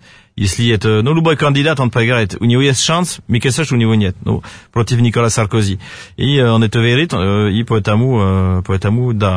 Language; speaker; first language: Russian; non-native, fluent; French